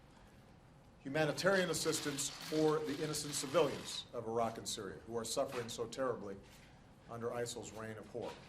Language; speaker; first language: English; native; English